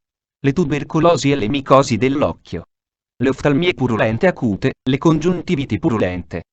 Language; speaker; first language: Italian; native; Italian